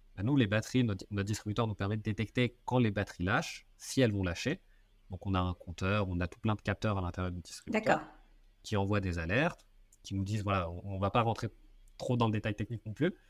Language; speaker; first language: French; native; French